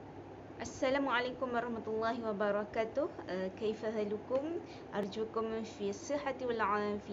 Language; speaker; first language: Arabic; non-native, fluent; Malay